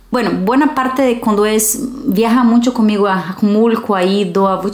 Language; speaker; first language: Spanish; early bilingual, other home language; Portuguese